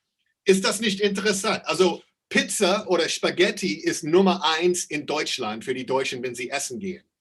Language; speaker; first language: German; non-native, fluent; English